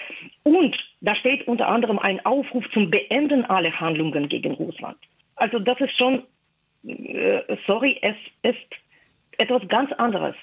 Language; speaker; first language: German; non-native, fluent; Russian